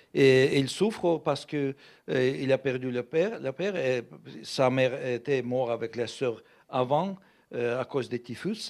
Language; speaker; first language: French; non-native, fluent; Russian